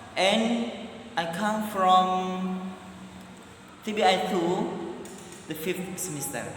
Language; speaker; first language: English; non-native, learner; Madurese